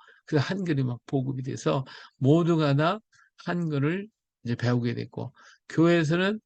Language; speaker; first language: Korean; native; Korean